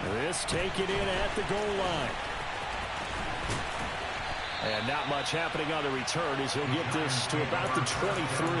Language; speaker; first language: English; native; English